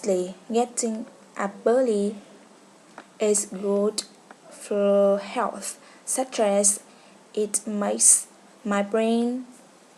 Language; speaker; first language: English; non-native, learner; Vietnamese